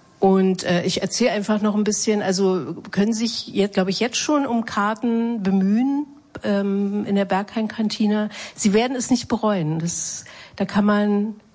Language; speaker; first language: German; native; German